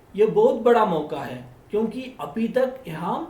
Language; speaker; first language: Hindi; non-native, local second language; Malayalam